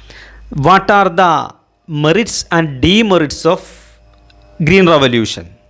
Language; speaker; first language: English; non-native, local second language; Malayalam